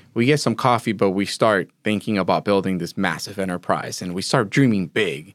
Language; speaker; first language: English; early bilingual, other home language; Spanish